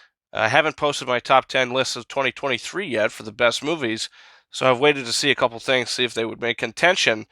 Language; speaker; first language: English; native; English